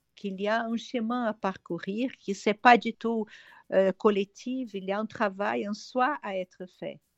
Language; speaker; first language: French; non-native, fluent; Portuguese